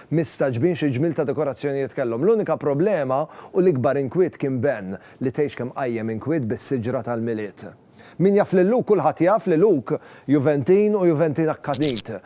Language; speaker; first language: Maltese; native; Maltese